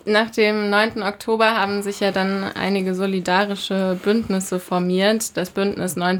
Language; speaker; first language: German; native; German